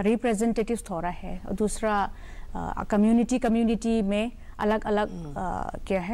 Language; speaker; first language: Hindi; non-native, local second language; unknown